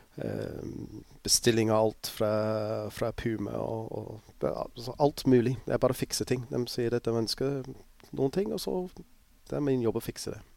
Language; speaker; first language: Norwegian; non-native, fluent; English